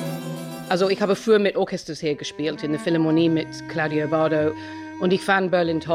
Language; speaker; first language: German; non-native, fluent; English